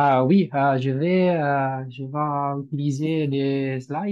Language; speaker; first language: French; non-native, fluent; Italian